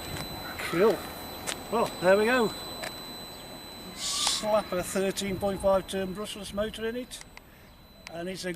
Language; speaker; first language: English; native; English